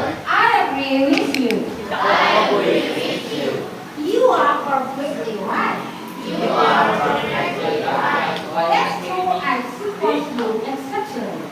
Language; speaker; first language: English; non-native, learner; Indonesian